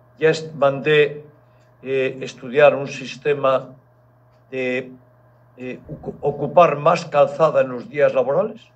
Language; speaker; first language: Spanish; native; Spanish